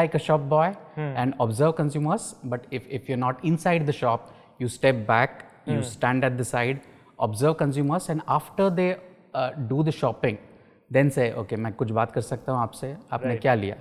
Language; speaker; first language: English; non-native, local second language; Marathi